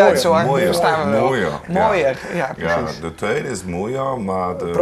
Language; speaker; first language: Dutch; non-native, learner; German